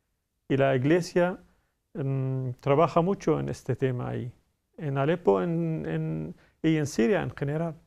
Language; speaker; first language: Spanish; non-native, fluent; Arabic